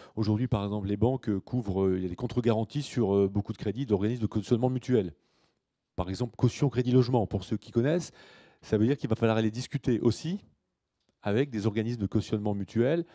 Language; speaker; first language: French; native; French